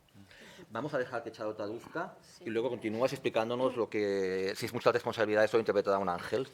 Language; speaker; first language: Spanish; native; Spanish